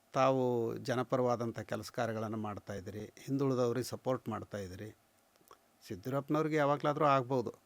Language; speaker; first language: Kannada; native; Kannada